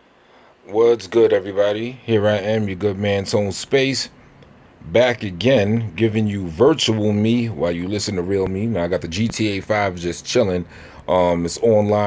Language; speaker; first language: English; native; English